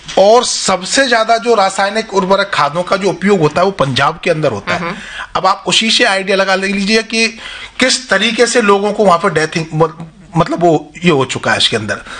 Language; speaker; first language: Hindi; native; Hindi